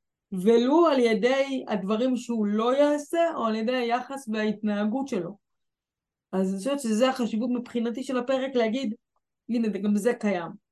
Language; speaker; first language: Hebrew; native; Hebrew